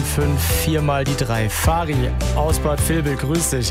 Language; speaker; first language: German; native; German